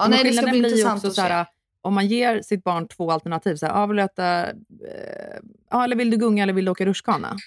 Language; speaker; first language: Swedish; native; Swedish